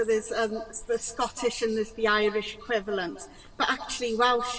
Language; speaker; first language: English; non-native, local second language; Welsh